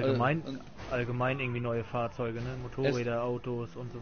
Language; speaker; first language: German; native; German